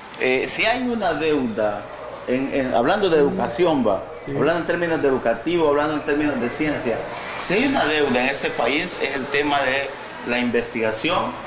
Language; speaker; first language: Spanish; native; Spanish